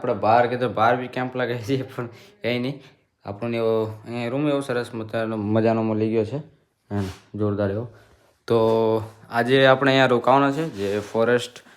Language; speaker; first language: Gujarati; non-native, local second language; Rathawi